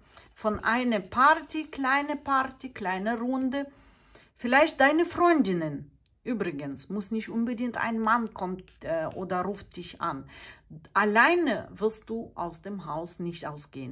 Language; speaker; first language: German; non-native, fluent; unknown